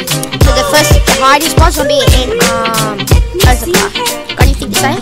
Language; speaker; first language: English; native; English